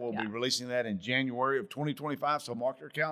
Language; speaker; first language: English; native; English